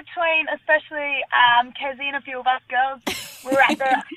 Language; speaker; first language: English; native; English